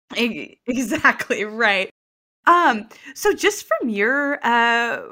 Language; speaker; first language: English; native; English